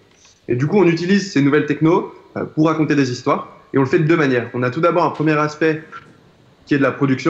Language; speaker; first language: French; native; French